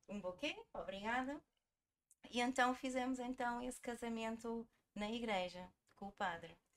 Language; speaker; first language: Portuguese; early bilingual, heritage; Portuguese